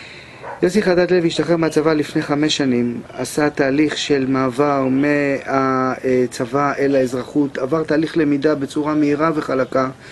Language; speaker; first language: Hebrew; native; Hebrew